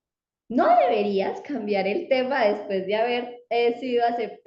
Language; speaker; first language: Spanish; native; Spanish